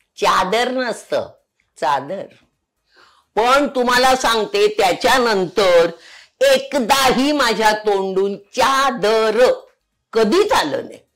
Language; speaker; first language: Marathi; non-native, local second language; Konkani